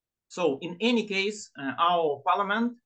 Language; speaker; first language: English; non-native, learner; Ukrainian